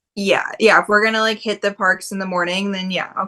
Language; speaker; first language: English; native; English